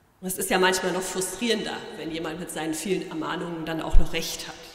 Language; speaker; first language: German; native; German